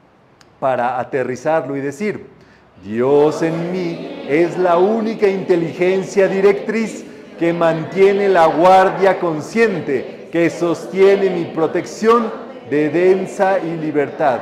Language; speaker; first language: Spanish; native; Spanish